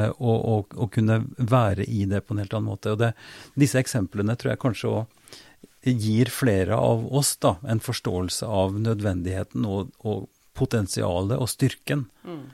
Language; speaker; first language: Norwegian; native; Norwegian